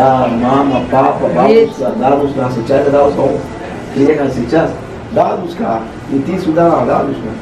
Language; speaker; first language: Russian; non-native, learner; Spanish